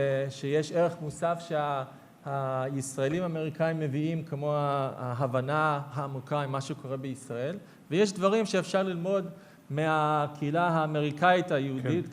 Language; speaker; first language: Hebrew; non-native, fluent; English